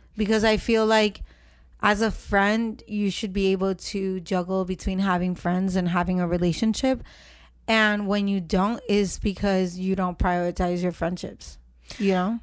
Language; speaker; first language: English; early bilingual, other home language; Spanish